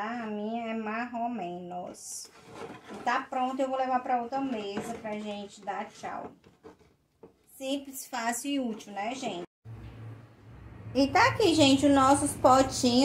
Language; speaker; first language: Portuguese; native; Portuguese